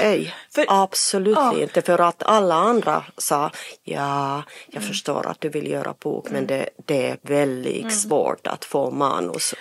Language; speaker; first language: Swedish; non-native, fluent; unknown